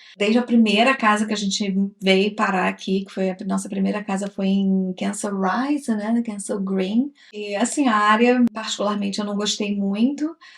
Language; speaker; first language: Portuguese; native; Portuguese